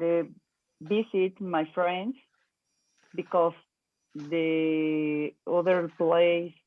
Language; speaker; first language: English; non-native, learner; Spanish